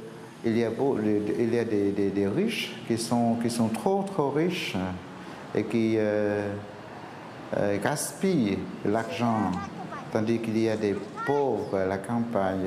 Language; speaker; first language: French; non-native, fluent; Vietnamese